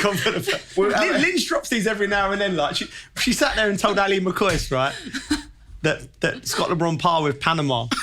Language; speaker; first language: English; native; English